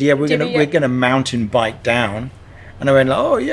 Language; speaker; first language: English; native; English